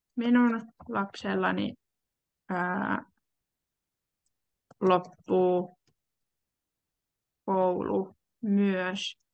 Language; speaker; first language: Finnish; native; Finnish